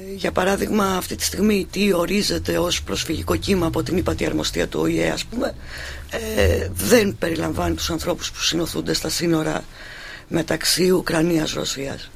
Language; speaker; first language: Greek; native; Greek